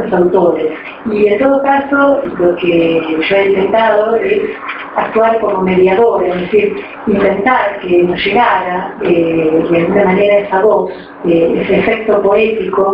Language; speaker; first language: Spanish; native; Spanish